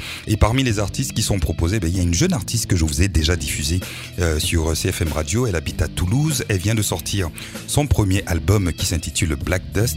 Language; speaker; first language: French; native; French